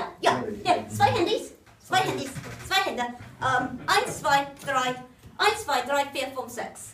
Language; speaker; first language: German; non-native, learner; English